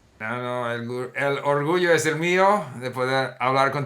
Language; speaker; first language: Spanish; non-native, fluent; English